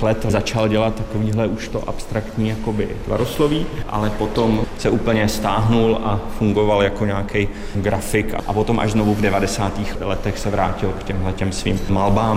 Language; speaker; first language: Czech; native; Czech